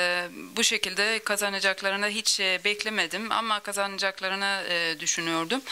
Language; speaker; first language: Turkish; early bilingual, other home language; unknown